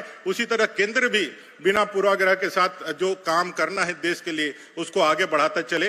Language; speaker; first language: Hindi; native; Hindi